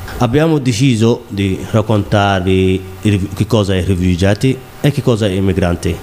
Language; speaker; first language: Italian; non-native, learner; Somali